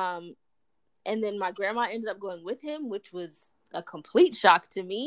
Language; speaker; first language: English; native; English